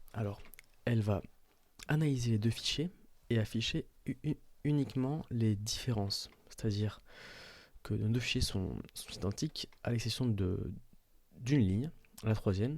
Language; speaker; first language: French; native; French